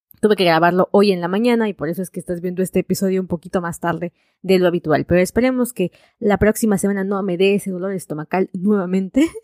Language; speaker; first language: Spanish; native; Spanish